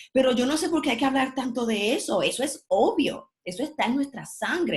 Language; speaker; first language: Spanish; early bilingual, heritage; Spanish